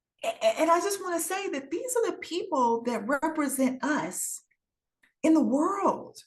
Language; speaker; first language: English; native; English